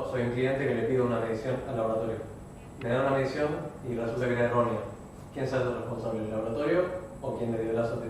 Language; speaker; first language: Spanish; native; Spanish